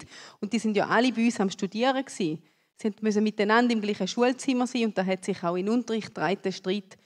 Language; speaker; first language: German; native; German